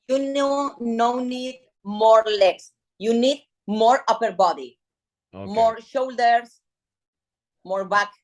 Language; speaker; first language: English; non-native, learner; Spanish